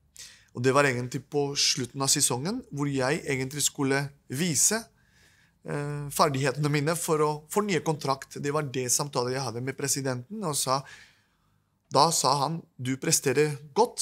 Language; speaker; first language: Norwegian; non-native, fluent; Spanish